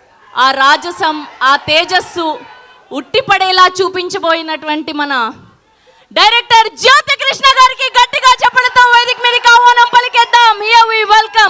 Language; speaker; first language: Telugu; native; Telugu